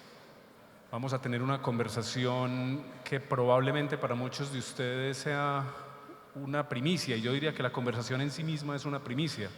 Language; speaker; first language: Spanish; native; Spanish